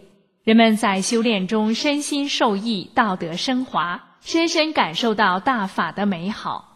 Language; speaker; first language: Chinese; native; Chinese